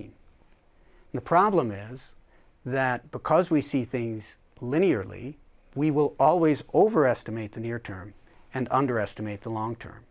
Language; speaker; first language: English; native; English